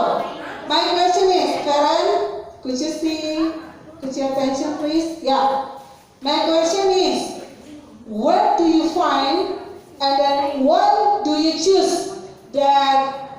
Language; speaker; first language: English; non-native, fluent; Indonesian